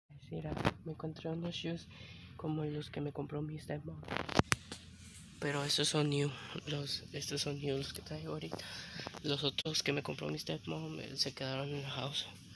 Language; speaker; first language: Spanish; early bilingual, heritage; Spanish